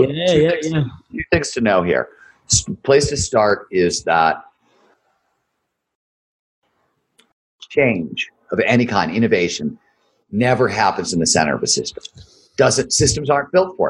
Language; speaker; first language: English; native; English